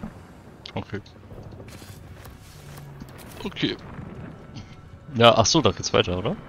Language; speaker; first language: German; native; German